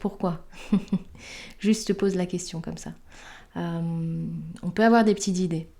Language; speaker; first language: French; native; French